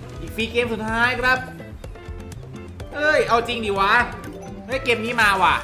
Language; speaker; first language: Thai; native; Thai